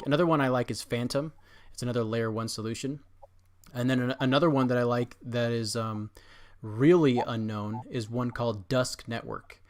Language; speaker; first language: English; native; English